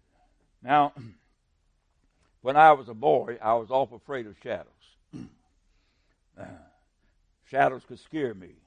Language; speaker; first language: English; native; English